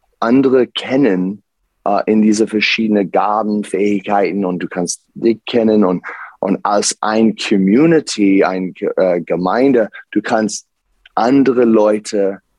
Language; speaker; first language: German; non-native, learner; English